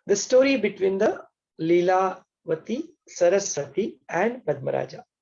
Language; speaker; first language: English; non-native, local second language; Hindi